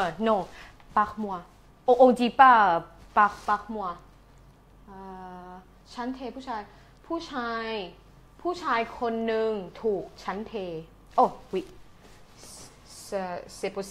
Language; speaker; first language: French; non-native, fluent; Thai